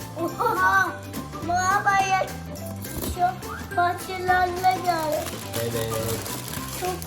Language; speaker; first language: Turkish; early bilingual, heritage; Turkish